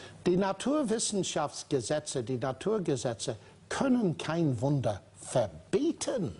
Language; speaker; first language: German; non-native, fluent; English